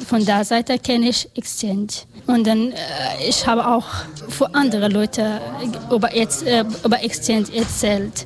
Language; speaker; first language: German; non-native, learner; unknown